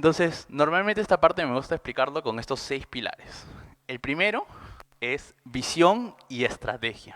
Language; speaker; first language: Spanish; native; Spanish